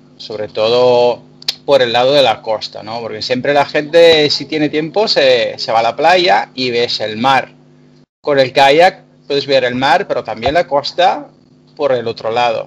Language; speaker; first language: Spanish; non-native, fluent; Italian